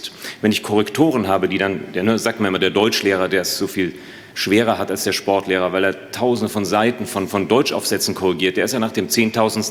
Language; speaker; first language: German; native; German